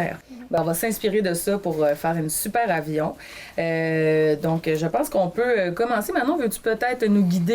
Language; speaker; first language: French; native; French